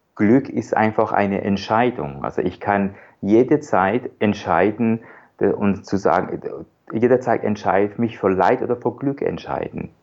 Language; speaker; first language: German; non-native, fluent; Persian